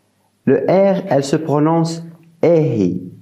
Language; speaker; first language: French; non-native, fluent; Portuguese